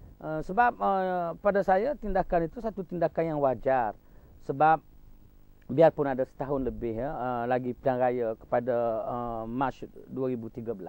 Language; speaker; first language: Malay; native; Malay